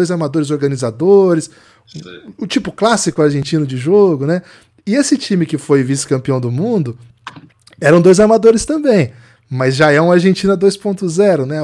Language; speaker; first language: Portuguese; native; Portuguese